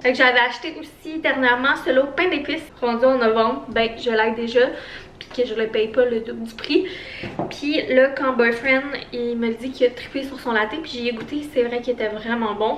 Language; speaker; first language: French; native; French